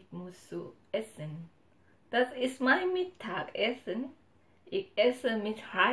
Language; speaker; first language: German; non-native, learner; Thai